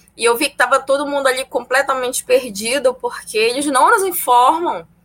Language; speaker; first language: Portuguese; native; Portuguese